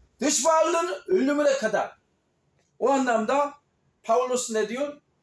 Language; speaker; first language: Turkish; non-native, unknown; Korean